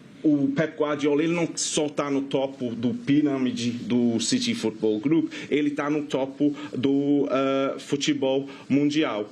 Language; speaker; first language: Portuguese; non-native, fluent; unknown